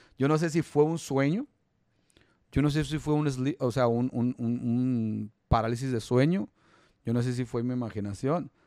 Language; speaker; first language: Spanish; native; Spanish